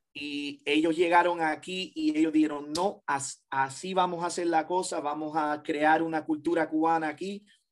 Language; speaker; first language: Spanish; early bilingual, heritage; Spanish